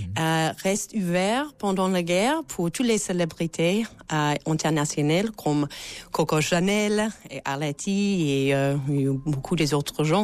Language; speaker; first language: French; non-native, learner; English